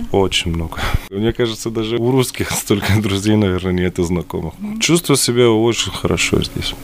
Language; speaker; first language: Russian; early bilingual, other home language; Arabic